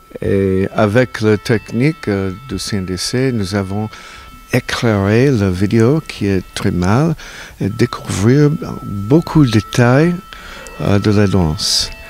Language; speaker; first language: French; non-native, learner; English